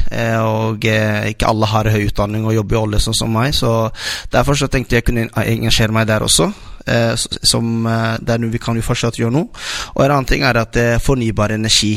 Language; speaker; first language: Norwegian; non-native, fluent; Somali